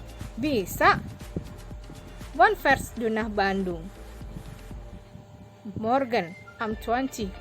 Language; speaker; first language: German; non-native, learner; Indonesian